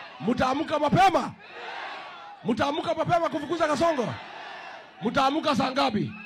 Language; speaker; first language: Swahili; non-native, local second language; Kikuyu